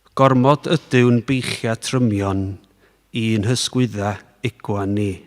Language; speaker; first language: Welsh; native; Welsh